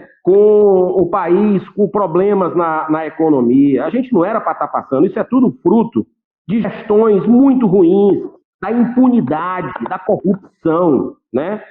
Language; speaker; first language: Portuguese; native; Portuguese